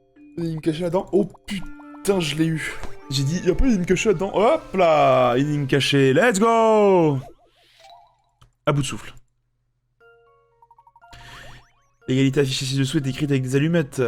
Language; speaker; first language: French; native; French